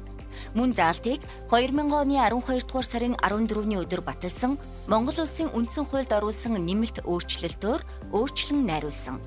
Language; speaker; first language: Mongolian; native; Mongolian